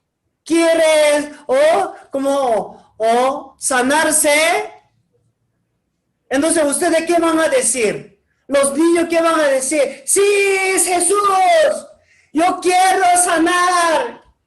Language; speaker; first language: Spanish; non-native, learner; Korean